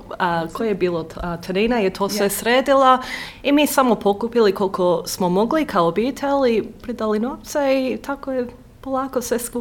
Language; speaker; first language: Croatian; early bilingual, heritage; Croatian